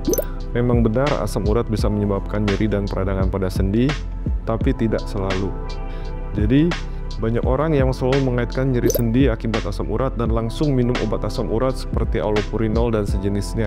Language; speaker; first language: Indonesian; native; Indonesian